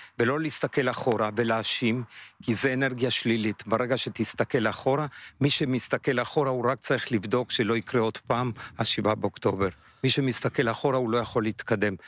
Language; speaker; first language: Hebrew; non-native, fluent; Spanish